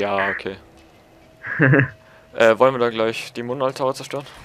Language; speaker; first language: German; native; German